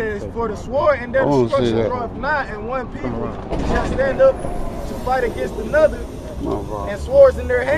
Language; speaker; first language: English; native; English